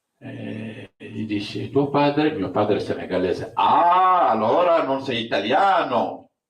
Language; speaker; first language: Italian; non-native, fluent; Wolof